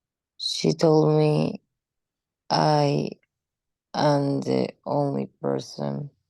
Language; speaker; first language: English; non-native, learner; Spanish